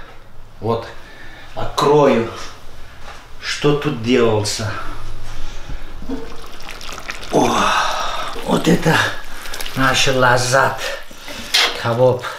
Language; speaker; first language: Russian; non-native, fluent; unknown